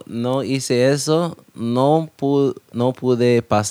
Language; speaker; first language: Spanish; non-native, learner; English